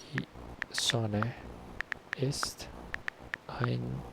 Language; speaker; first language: German; non-native, learner; Spanish